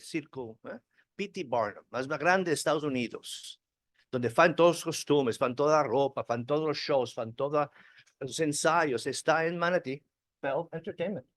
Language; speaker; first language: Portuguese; non-native, learner; Spanish